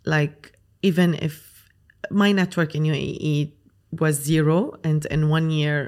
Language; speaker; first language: English; non-native, fluent; Arabic